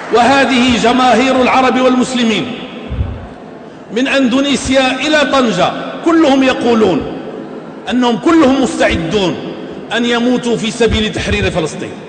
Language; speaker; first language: Arabic; native; Arabic